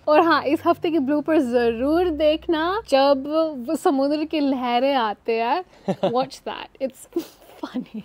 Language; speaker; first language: Hindi; early bilingual, heritage; Hindi